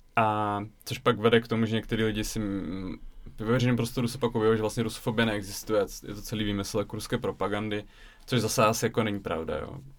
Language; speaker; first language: Czech; early bilingual, other home language; Russian